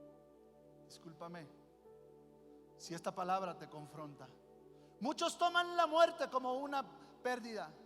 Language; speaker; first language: Spanish; native; Spanish